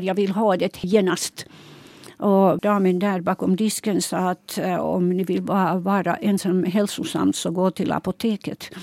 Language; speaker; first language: Swedish; non-native, local second language; Finnish